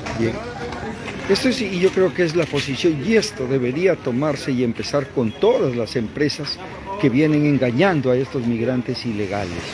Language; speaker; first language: Spanish; native; Spanish